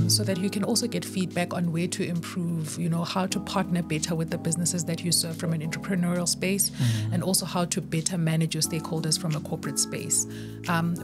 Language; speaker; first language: English; non-native, local second language; Zulu